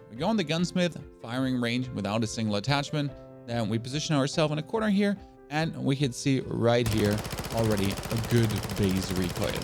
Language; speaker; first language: English; non-native, fluent; German